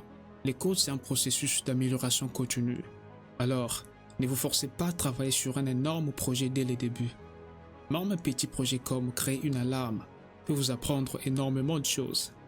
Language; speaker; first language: French; native; French